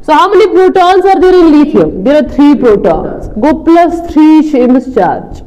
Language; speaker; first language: English; non-native, local second language; Kashmiri